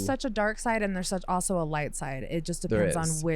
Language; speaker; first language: English; native; English